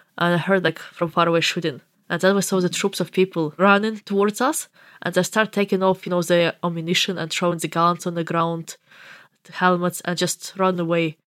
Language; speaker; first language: English; non-native, fluent; Russian